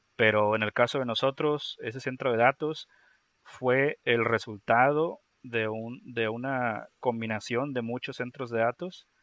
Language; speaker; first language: Spanish; native; Spanish